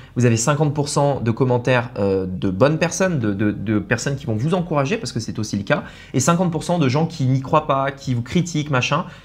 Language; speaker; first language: French; native; French